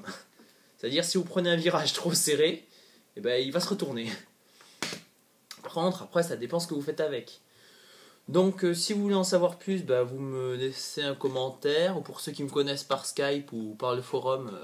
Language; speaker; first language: French; native; French